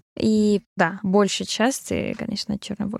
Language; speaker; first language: Russian; non-native, fluent; Spanish